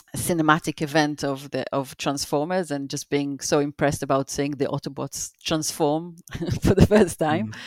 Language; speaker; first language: English; non-native, fluent; Hebrew